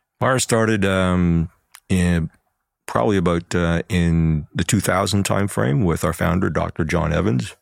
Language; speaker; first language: English; early bilingual, other home language; Chinese